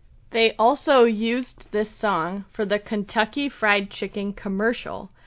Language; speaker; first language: English; native; English